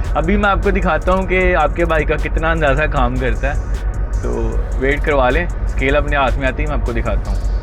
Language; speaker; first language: Urdu; non-native, local second language; Punjabi